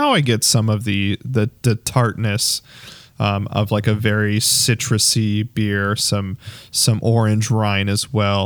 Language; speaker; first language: English; native; English